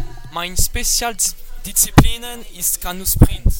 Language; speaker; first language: German; non-native, learner; French